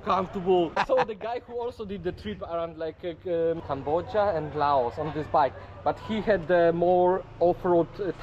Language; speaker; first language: English; non-native, fluent; Polish